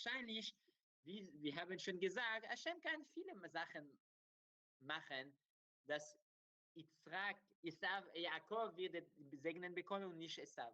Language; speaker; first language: German; non-native, learner; Hebrew